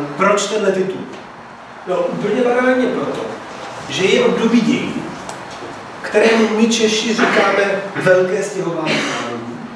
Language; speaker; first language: Czech; non-native, fluent; Italian